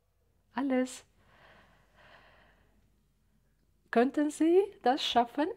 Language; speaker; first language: German; non-native, fluent; Uzbek